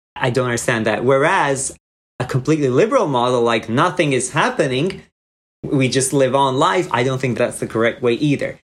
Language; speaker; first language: English; non-native, fluent; Croatian